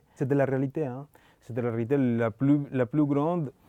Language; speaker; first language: French; non-native, learner; Spanish